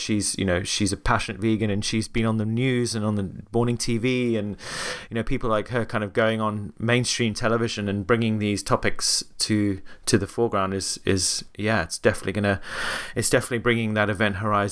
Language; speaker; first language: English; native; English